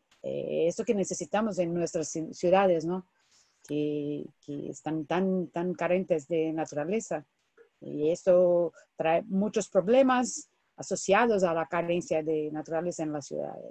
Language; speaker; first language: Spanish; non-native, fluent; Portuguese